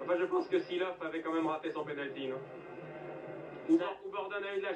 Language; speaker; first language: French; native; French